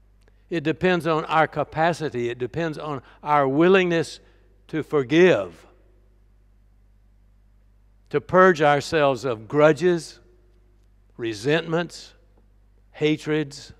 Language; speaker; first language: English; native; English